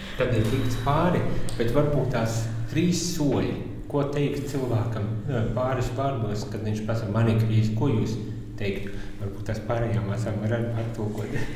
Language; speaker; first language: Latvian; native; Latvian